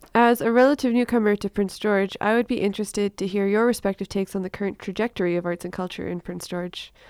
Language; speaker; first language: English; native; English